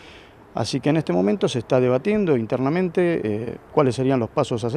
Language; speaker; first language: Spanish; native; Spanish